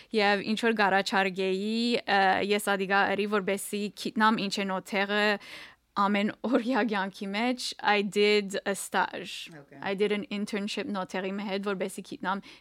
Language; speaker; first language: Armenian; early bilingual, heritage; Armenian